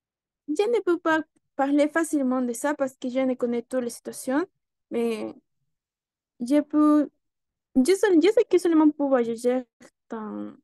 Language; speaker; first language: French; non-native, learner; Spanish